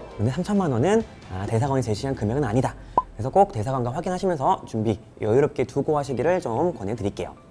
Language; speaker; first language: Korean; native; Korean